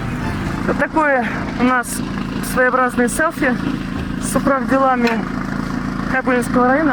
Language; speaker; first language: Russian; native; Russian